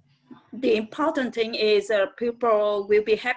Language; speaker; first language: English; non-native, learner; Vietnamese